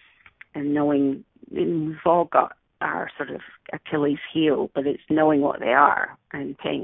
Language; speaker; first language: English; native; English